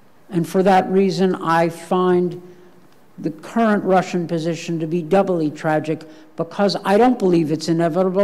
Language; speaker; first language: English; native; English